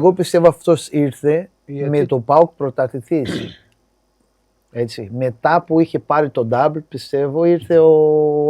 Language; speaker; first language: Greek; non-native, fluent; Portuguese